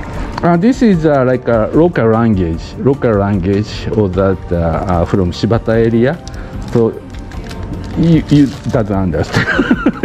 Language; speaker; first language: English; non-native, learner; Japanese